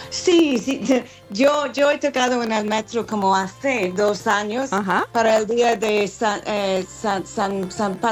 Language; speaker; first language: Spanish; non-native, fluent; English